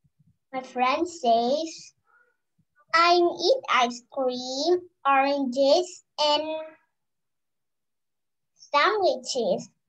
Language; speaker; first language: English; non-native, learner; Vietnamese